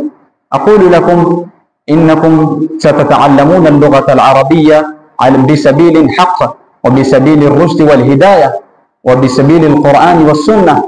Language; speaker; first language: Arabic; non-native, fluent; Urdu